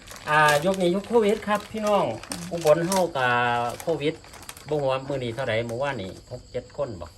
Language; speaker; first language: Thai; non-native, local second language; Northeastern Thai